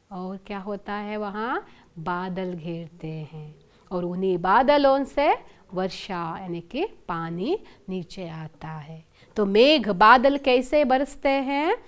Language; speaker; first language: Hindi; non-native, local second language; Kannada